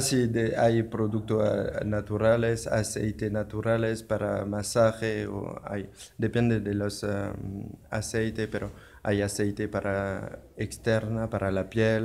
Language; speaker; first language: Spanish; non-native, learner; French